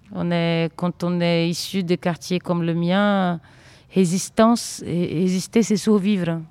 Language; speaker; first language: French; non-native, fluent; Portuguese